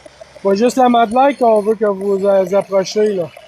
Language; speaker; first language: French; native; French